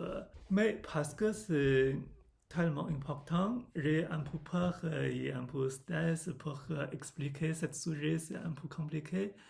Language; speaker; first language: French; non-native, learner; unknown